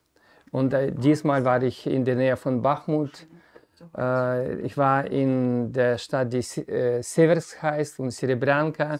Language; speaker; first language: German; non-native, fluent; Ukrainian